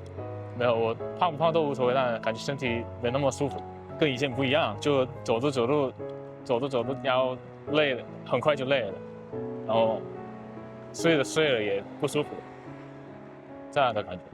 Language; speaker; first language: Chinese; non-native, fluent; Korean